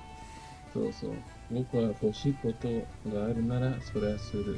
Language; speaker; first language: Japanese; non-native, learner; Spanish